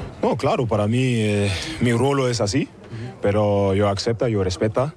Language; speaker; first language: Spanish; non-native, fluent; German